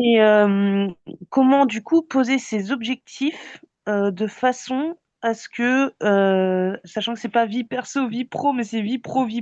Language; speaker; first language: French; native; French